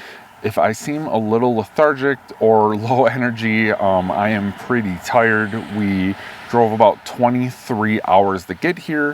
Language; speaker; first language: English; native; English